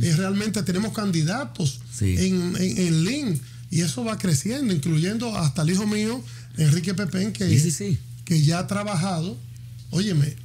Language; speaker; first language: Spanish; native; Spanish